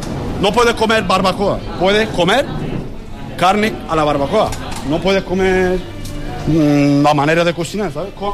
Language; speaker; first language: Spanish; non-native, learner; Turkish